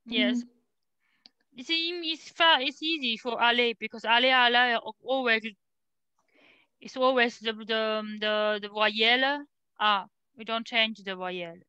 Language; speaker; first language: English; non-native, learner; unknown